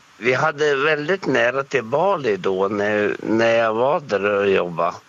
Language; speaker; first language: Swedish; native; Swedish